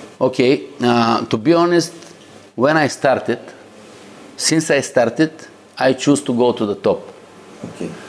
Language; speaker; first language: English; non-native, learner; Bulgarian